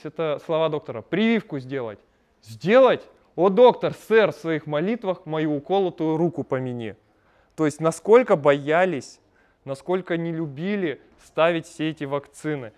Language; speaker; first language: Russian; native; Russian